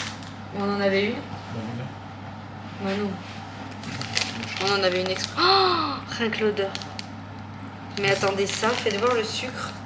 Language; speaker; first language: French; native; French